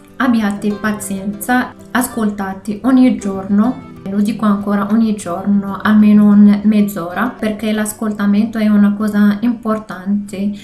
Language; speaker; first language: Italian; non-native, learner; Arabic